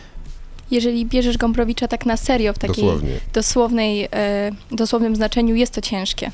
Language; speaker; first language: Polish; native; Polish